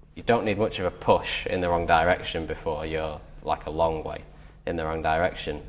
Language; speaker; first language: English; native; English